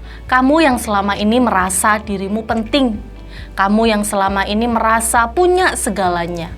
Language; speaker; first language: Indonesian; native; Indonesian